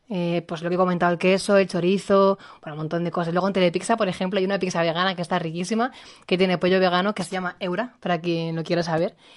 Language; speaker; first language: Spanish; native; Spanish